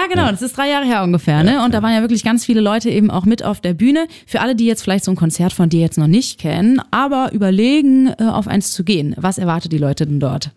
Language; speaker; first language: German; native; German